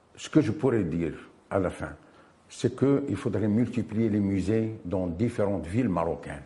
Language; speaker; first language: French; non-native, local second language; Arabic